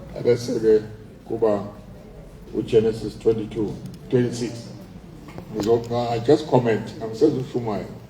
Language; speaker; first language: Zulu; native; Zulu